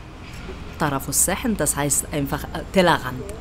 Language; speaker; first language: German; non-native, fluent; Arabic